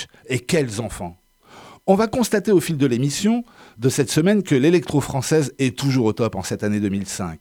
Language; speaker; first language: French; native; French